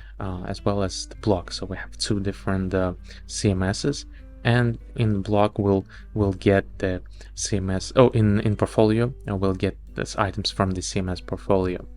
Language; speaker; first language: English; non-native, fluent; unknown